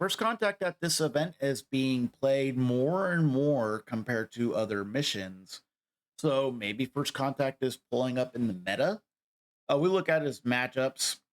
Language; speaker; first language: English; native; English